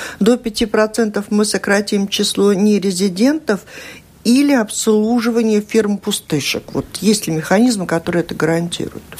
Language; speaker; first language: Russian; native; Russian